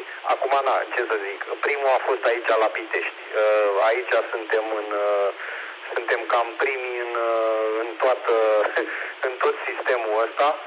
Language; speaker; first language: Romanian; native; Romanian